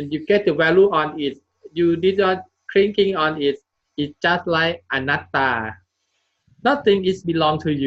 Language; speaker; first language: English; non-native, learner; Thai